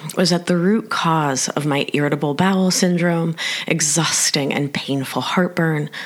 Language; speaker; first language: English; early bilingual, other home language; Spanish